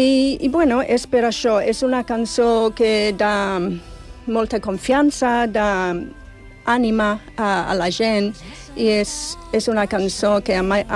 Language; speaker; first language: Catalan; non-native, learner; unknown